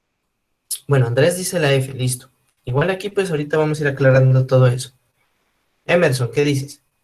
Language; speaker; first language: Spanish; native; Spanish